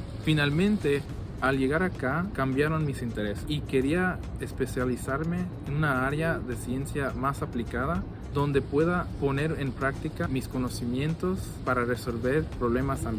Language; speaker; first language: Spanish; early bilingual, heritage; Spanish